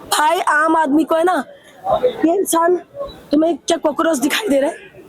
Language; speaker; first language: Hindi; non-native, local second language; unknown